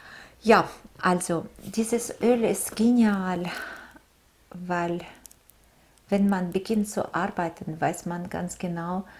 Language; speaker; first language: German; non-native, fluent; Russian